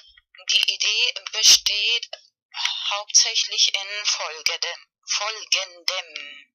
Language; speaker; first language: German; non-native, learner; Spanish